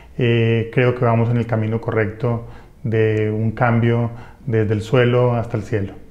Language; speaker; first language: Spanish; native; Spanish